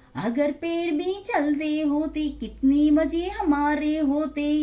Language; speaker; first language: Hindi; non-native, local second language; Telugu